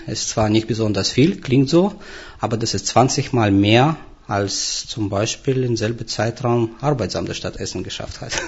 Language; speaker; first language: German; non-native, fluent; Russian